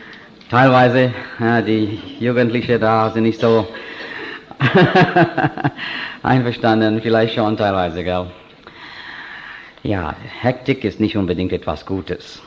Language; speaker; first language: German; non-native, fluent; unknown